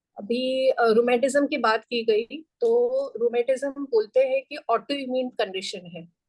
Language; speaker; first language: Hindi; non-native, local second language; Gujarati